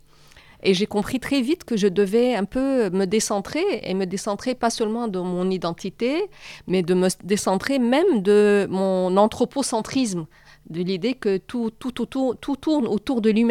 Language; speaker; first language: French; non-native, fluent; Arabic